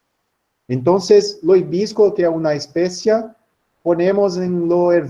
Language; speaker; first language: Spanish; non-native, learner; Portuguese